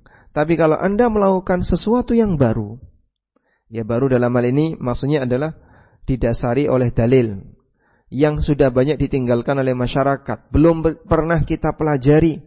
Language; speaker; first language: Indonesian; native; Indonesian